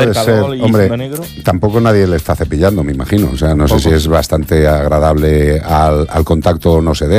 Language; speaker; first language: Spanish; native; Spanish